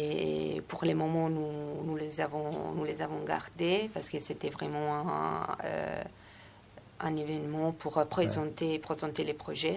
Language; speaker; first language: French; non-native, fluent; Italian